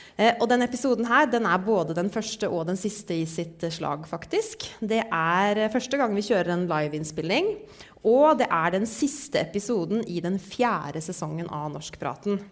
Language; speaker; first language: Norwegian; native; Norwegian